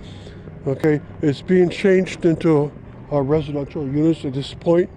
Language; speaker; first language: English; native; English